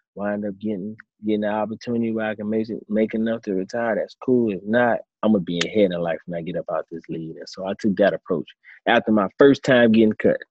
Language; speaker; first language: English; native; English